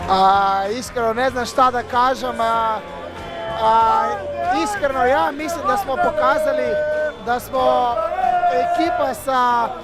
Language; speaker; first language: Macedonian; non-native, learner; Croatian